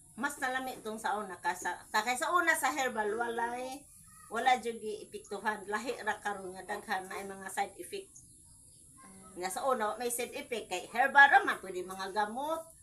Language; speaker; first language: Cebuano; native; Cebuano